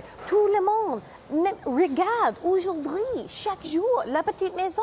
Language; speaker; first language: French; non-native, learner; English